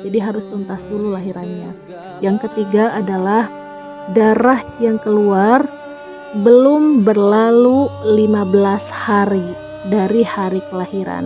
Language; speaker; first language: Indonesian; native; Indonesian